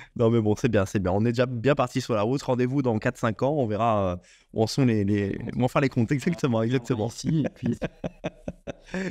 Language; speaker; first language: French; native; French